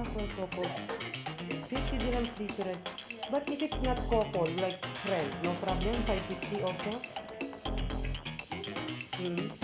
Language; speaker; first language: English; non-native, local second language; Filipino